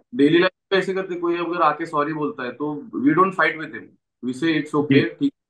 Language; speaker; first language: Hindi; non-native, local second language; Marathi